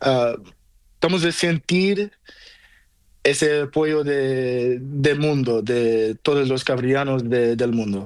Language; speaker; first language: Spanish; non-native, learner; Portuguese